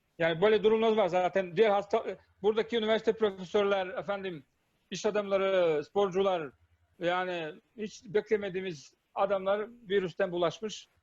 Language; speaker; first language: Turkish; non-native, fluent; Bosnian